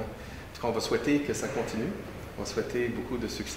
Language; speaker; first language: French; native; French